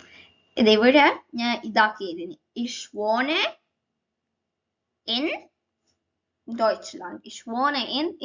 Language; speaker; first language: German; non-native, learner; Malayalam